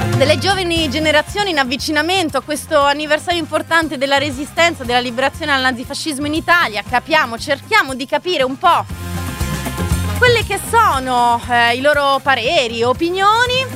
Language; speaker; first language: Italian; native; Italian